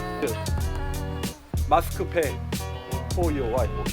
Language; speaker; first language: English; non-native, learner; Korean